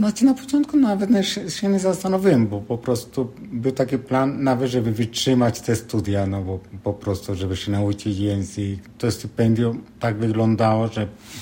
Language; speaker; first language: Polish; non-native, fluent; Spanish